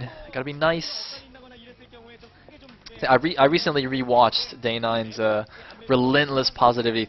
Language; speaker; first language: English; native; English